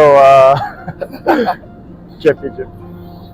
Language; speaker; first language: Russian; non-native, learner; English